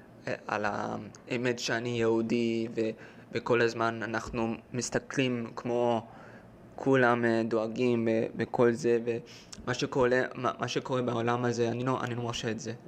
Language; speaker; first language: Hebrew; early bilingual, heritage; Hebrew